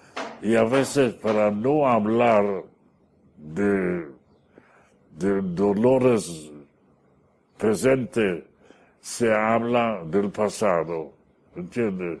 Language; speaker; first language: Spanish; non-native, fluent; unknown